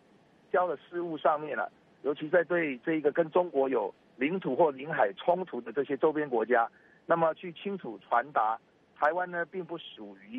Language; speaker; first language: Chinese; native; Chinese